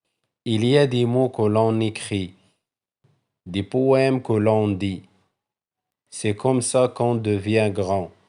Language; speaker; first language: French; non-native, local second language; Arabic